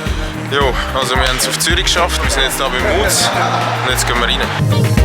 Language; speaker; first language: German; native; German